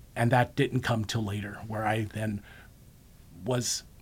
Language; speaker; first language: English; native; English